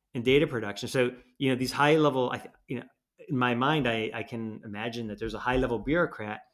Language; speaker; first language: English; native; English